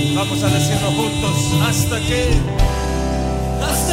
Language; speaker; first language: Spanish; native; Spanish